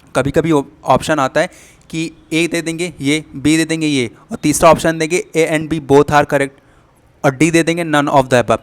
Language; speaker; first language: Hindi; native; Hindi